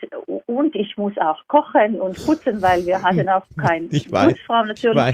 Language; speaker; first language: German; non-native, fluent; Hebrew